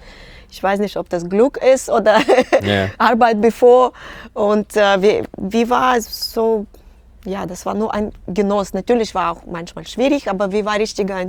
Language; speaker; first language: German; non-native, learner; Russian